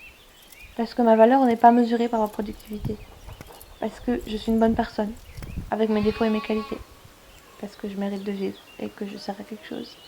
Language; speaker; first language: French; native; French